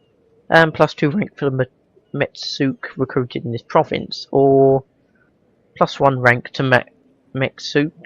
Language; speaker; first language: English; native; English